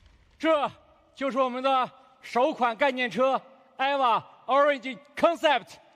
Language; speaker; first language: Chinese; native; Chinese